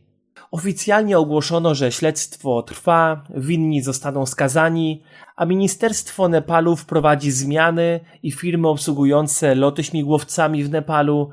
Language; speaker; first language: Polish; native; Polish